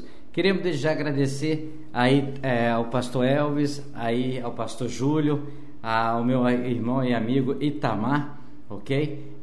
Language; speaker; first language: Portuguese; native; Portuguese